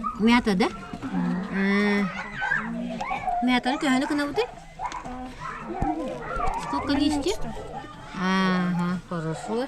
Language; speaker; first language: Russian; non-native, local second language; Yakut